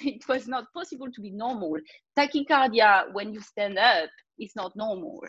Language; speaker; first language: English; non-native, fluent; French